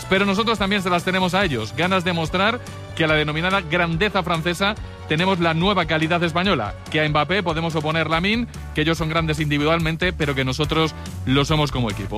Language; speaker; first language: Spanish; native; Spanish